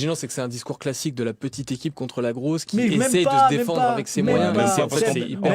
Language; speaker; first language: French; native; French